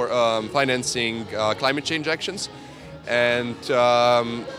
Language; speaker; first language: English; non-native, fluent; Serbian